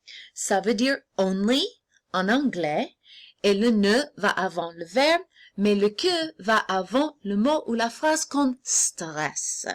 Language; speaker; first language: French; non-native, fluent; English